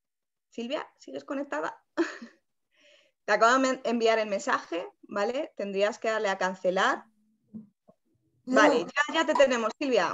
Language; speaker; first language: Spanish; native; Spanish